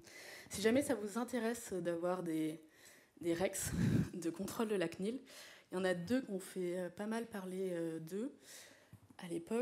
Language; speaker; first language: French; native; French